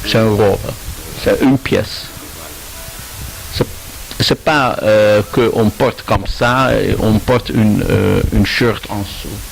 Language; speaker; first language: French; non-native, learner; Dutch